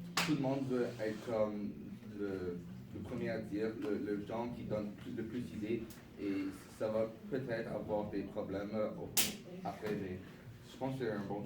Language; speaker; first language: French; non-native, local second language; English